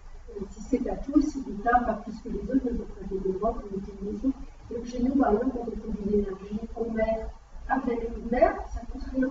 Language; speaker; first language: French; native; French